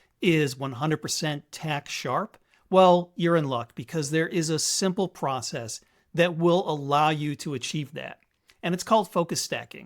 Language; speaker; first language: English; native; English